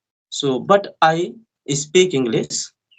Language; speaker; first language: English; non-native, learner; Hindi